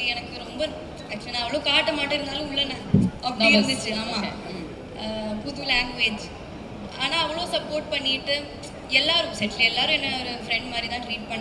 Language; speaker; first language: Tamil; non-native, fluent; Malayalam